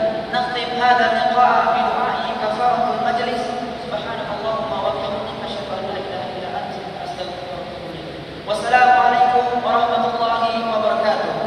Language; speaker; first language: Arabic; non-native, learner; Indonesian